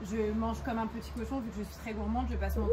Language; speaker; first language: French; native; French